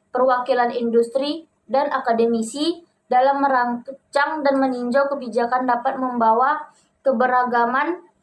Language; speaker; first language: Indonesian; native; Indonesian